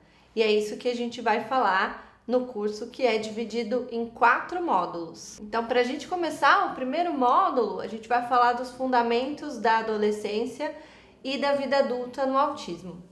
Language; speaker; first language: Portuguese; native; Portuguese